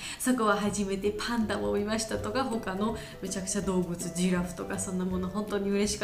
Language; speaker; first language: Japanese; non-native, learner; Georgian